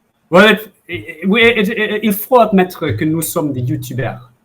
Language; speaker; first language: French; early bilingual, heritage; English